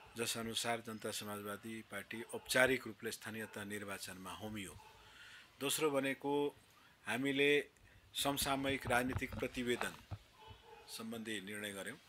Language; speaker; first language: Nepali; non-native, local second language; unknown